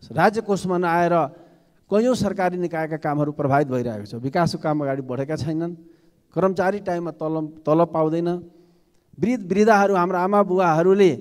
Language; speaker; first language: Nepali; non-native, local second language; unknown